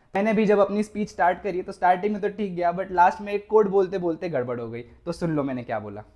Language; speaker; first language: Hindi; non-native, local second language; Marathi